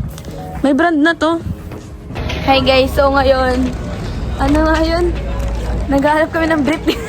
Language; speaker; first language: Filipino; native; Filipino